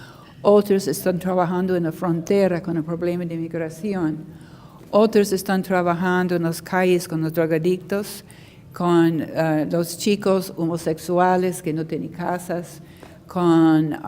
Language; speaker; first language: Spanish; non-native, learner; English